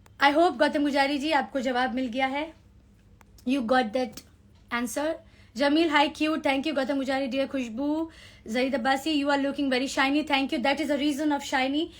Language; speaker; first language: Hindi; native; Hindi